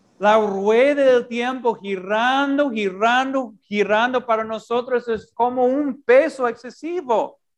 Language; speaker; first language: Spanish; non-native, fluent; English